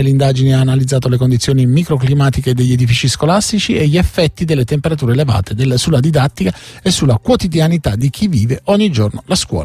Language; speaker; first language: Italian; native; Italian